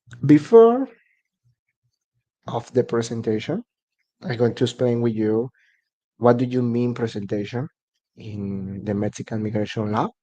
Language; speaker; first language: English; non-native, learner; Spanish